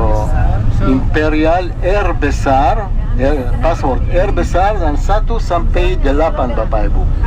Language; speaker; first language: Indonesian; non-native, fluent; Hebrew